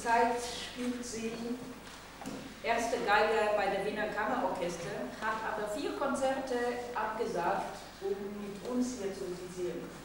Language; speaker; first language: German; non-native, fluent; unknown